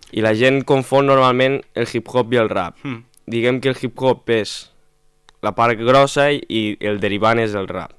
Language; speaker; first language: Catalan; non-native, local second language; Spanish